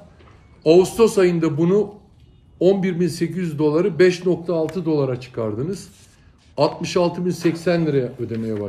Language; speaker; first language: Turkish; native; Turkish